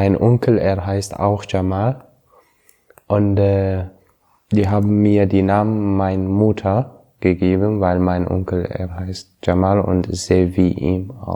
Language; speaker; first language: German; non-native, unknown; Arabic